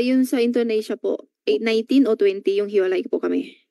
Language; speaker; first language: Filipino; non-native, learner; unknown